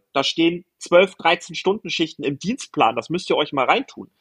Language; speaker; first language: German; native; German